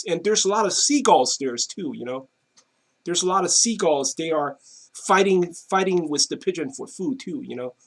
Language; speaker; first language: English; non-native, fluent; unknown